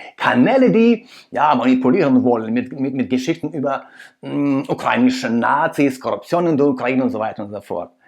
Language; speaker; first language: German; non-native, fluent; Russian